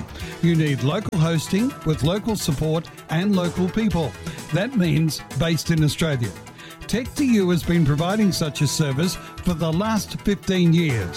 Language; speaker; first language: English; native; English